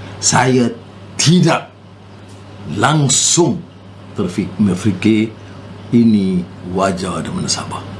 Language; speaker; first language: Malay; native; Malay